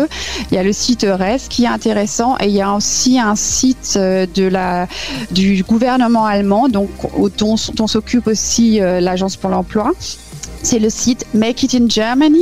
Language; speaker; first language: French; native; French